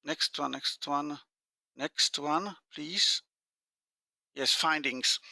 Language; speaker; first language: English; non-native, fluent; Slovak